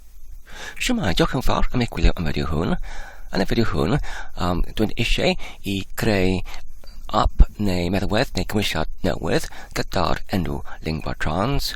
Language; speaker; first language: Welsh; non-native, learner; English